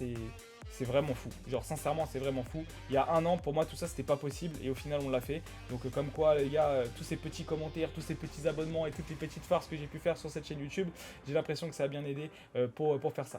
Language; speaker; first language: French; native; French